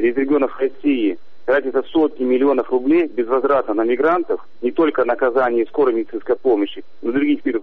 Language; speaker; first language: Russian; native; Russian